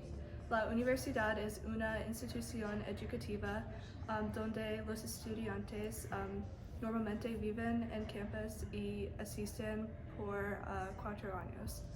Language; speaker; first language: Spanish; non-native, learner; English